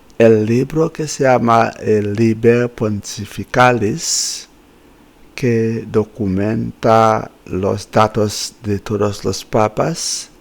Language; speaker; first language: Spanish; non-native, fluent; Haitian Creole